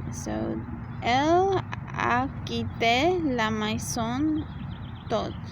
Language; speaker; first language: French; non-native, learner; English